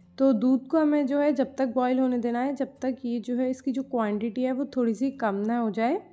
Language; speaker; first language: Hindi; native; Hindi